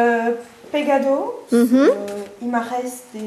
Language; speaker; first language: Spanish; non-native, learner; French